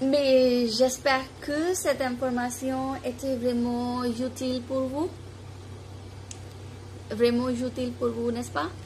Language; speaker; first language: French; non-native, fluent; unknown